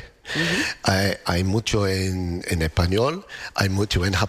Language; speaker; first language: Spanish; non-native, learner; English